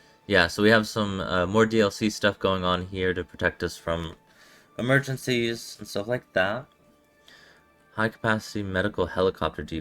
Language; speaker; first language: English; native; English